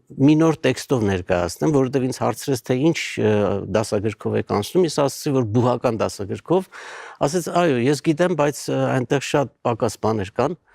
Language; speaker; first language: Armenian; native; Armenian